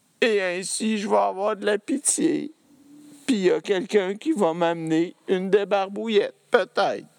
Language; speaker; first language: French; native; French